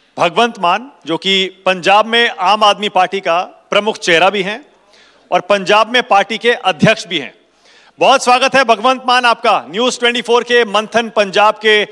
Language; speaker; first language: Hindi; native; Hindi